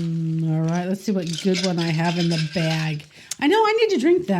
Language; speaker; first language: English; native; English